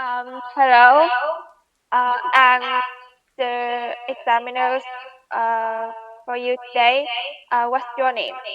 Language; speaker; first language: English; non-native, learner; Vietnamese